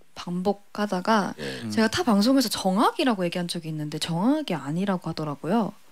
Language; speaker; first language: Korean; native; Korean